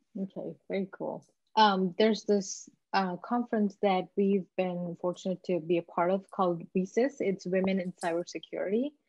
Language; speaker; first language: English; native; English